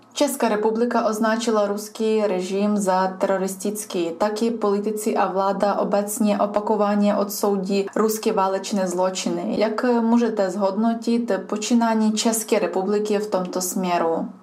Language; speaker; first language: Czech; non-native, fluent; Hungarian